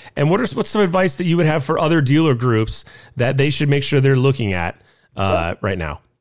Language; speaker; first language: English; native; English